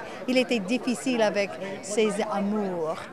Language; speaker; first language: French; non-native, fluent; English